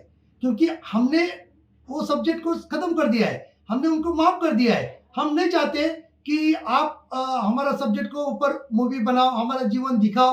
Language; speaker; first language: Hindi; non-native, local second language; Marathi